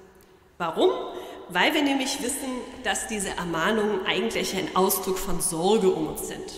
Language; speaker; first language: German; native; German